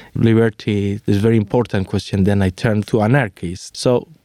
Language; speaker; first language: English; non-native, fluent; Persian